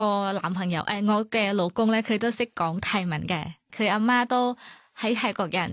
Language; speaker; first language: Cantonese; non-native, fluent; Thai